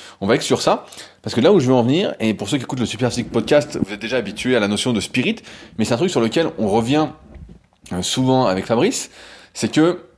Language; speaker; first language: French; native; French